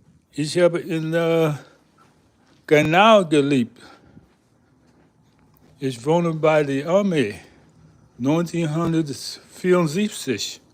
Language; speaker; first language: German; non-native, learner; English